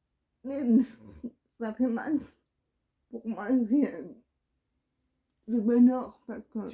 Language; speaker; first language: French; non-native, learner; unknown